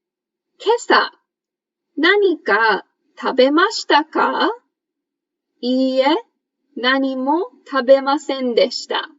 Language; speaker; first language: Japanese; non-native, fluent; English